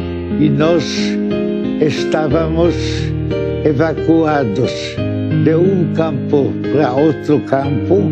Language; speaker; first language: Portuguese; non-native, fluent; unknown